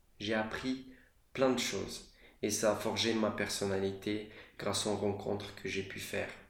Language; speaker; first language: French; non-native, fluent; Romanian